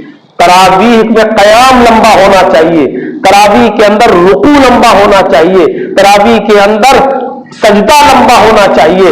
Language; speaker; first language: Urdu; native; Urdu